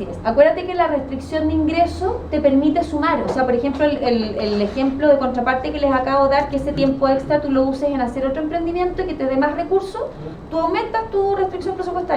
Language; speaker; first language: Spanish; native; Spanish